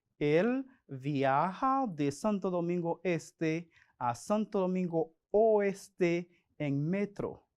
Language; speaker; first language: Spanish; non-native, fluent; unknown